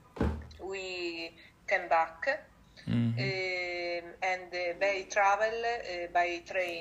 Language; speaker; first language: English; non-native, learner; Italian